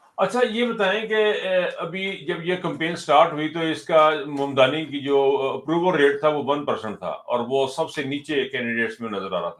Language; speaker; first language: Urdu; non-native, local second language; Punjabi